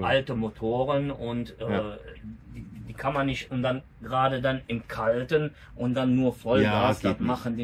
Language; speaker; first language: German; native; German